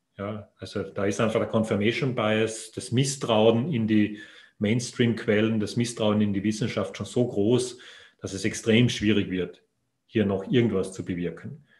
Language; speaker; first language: German; native; German